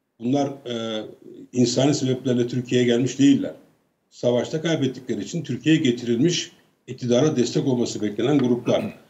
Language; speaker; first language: Turkish; native; Turkish